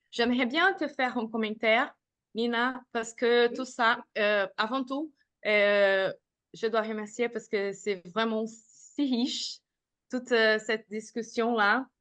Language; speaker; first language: French; non-native, fluent; Portuguese